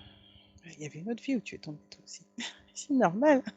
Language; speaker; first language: French; native; French